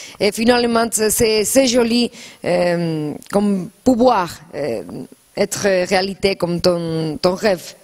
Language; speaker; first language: French; non-native, learner; Spanish